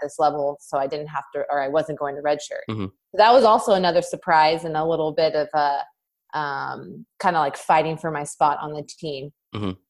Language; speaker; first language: English; native; English